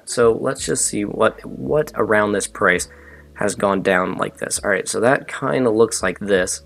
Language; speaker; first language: English; native; English